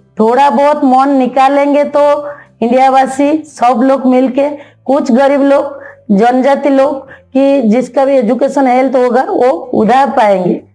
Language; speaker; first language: Hindi; non-native, local second language; Odia